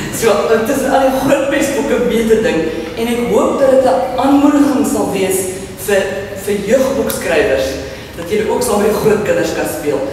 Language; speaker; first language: Afrikaans; native; Afrikaans